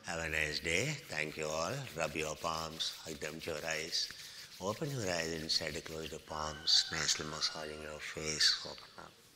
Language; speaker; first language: English; non-native, local second language; Telugu